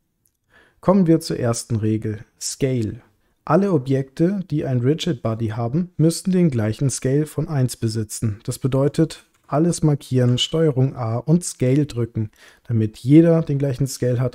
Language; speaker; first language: German; native; German